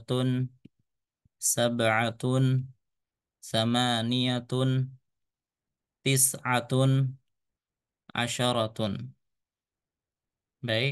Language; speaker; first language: Arabic; non-native, fluent; Indonesian